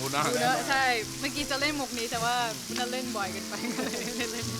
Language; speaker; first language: Thai; non-native, fluent; Portuguese